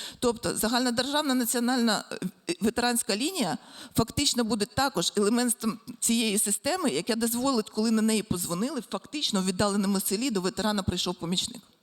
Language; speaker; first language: Ukrainian; native; Ukrainian